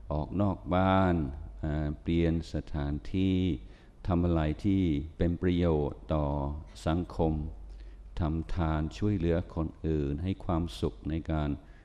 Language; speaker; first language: Thai; non-native, fluent; English